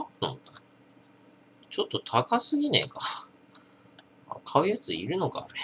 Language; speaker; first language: Japanese; native; Japanese